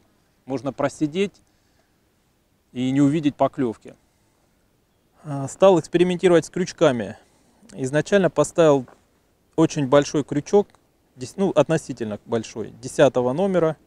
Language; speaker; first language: Russian; native; Russian